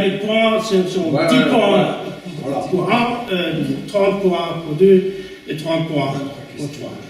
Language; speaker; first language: French; non-native, learner; German